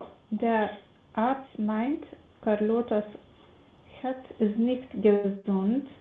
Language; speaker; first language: German; non-native, learner; Macedonian